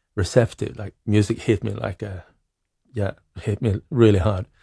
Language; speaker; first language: English; non-native, fluent; Swedish